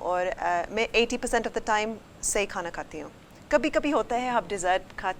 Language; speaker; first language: Hindi; early bilingual, heritage; English